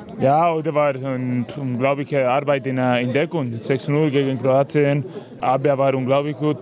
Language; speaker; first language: German; non-native, learner; Spanish